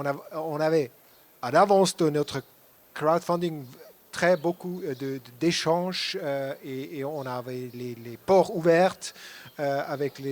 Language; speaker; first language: French; non-native, local second language; German